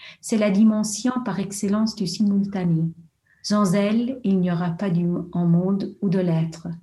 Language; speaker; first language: French; non-native, local second language; German